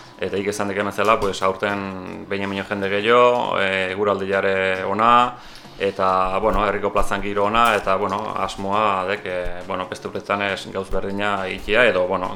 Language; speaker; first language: Basque; native; Basque